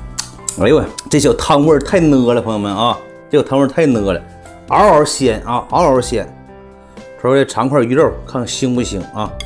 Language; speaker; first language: Chinese; native; Chinese